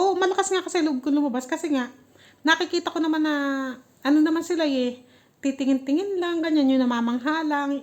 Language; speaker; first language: Filipino; native; Filipino